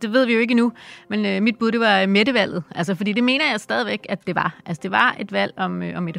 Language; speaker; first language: Danish; native; Danish